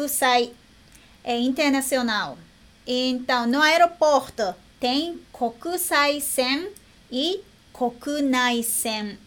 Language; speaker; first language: Portuguese; non-native, learner; Japanese